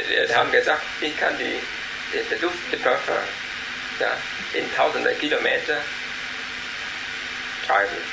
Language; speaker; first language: German; non-native, learner; Vietnamese